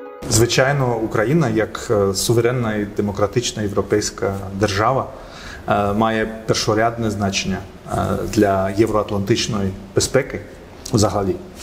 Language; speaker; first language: Ukrainian; non-native, fluent; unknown